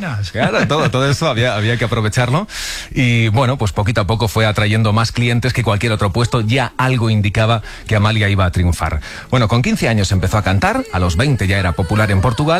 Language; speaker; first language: Spanish; native; Spanish